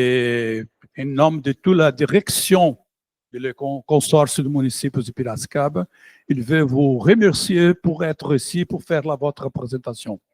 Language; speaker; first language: French; non-native, learner; Portuguese